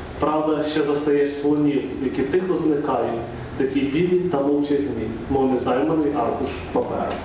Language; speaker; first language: Ukrainian; native; Ukrainian